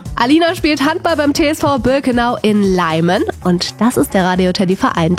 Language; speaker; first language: German; native; German